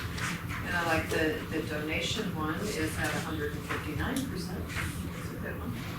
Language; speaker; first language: English; native; English